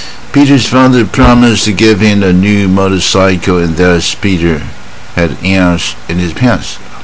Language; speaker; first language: English; non-native, fluent; Chinese